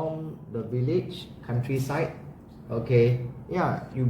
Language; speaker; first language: English; non-native, learner; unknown